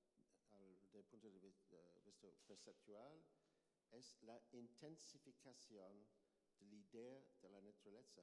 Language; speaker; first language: Spanish; non-native, learner; English